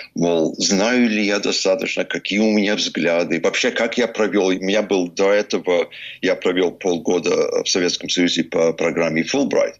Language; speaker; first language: Russian; early bilingual, heritage; English